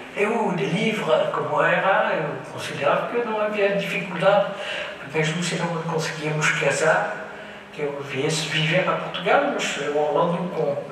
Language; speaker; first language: Portuguese; non-native, fluent; French